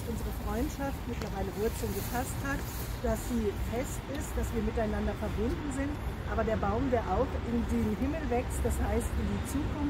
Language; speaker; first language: German; native; German